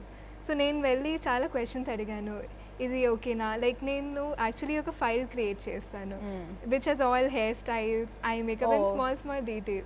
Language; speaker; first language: Telugu; non-native, local second language; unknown